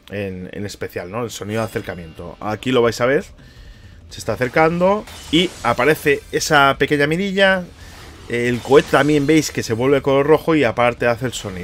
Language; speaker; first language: Spanish; native; Spanish